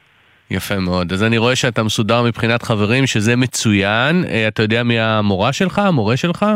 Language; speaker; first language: Hebrew; native; Hebrew